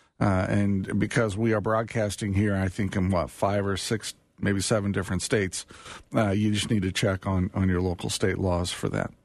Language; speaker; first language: English; native; English